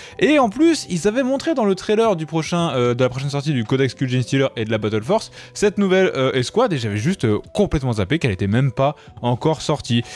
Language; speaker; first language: French; native; French